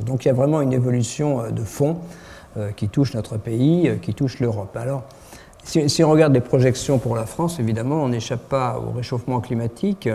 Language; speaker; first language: French; native; French